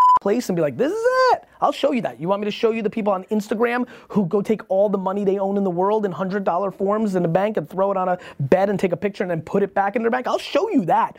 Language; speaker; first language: English; early bilingual, other home language; Russian